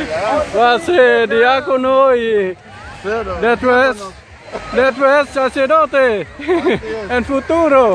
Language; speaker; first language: Spanish; non-native, learner; Vietnamese